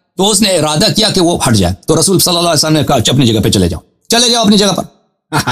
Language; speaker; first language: Urdu; non-native, fluent; Persian